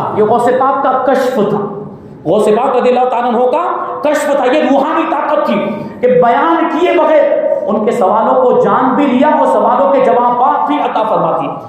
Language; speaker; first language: Urdu; native; Urdu